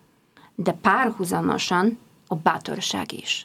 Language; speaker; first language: Hungarian; non-native, fluent; Polish